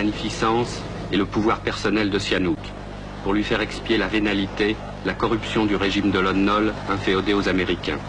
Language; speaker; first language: French; native; French